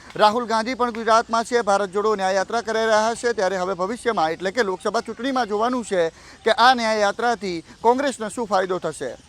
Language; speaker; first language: Gujarati; native; Gujarati